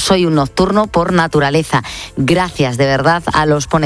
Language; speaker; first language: Spanish; native; Spanish